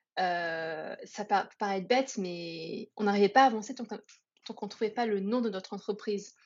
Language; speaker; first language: French; native; French